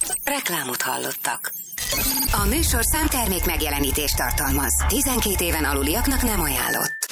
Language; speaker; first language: Hungarian; native; Hungarian